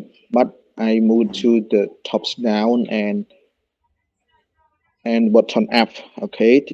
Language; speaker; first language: English; non-native, learner; Khmer